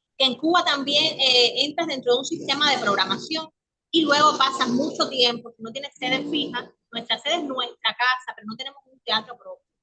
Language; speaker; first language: Spanish; native; Spanish